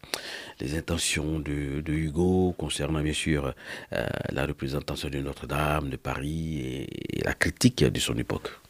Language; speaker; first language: French; native; French